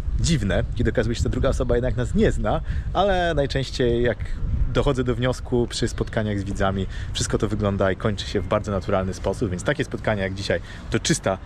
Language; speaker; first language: Polish; native; Polish